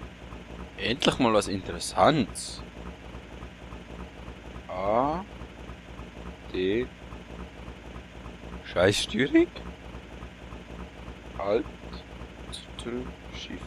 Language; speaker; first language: German; native; German